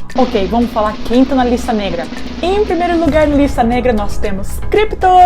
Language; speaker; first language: Portuguese; early bilingual, heritage; Japanese